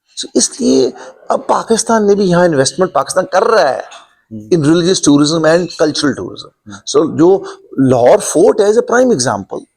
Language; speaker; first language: Hindi; non-native, local second language; Punjabi